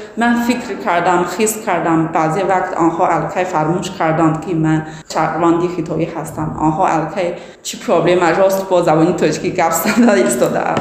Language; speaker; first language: Tajik; non-native, learner; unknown